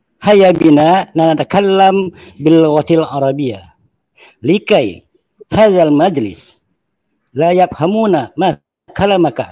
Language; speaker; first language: Arabic; non-native, learner; Indonesian